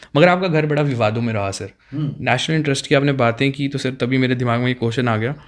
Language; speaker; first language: Hindi; non-native, local second language; Kashmiri